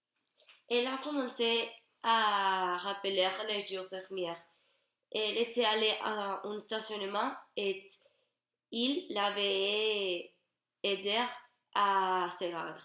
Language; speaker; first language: French; non-native, learner; Spanish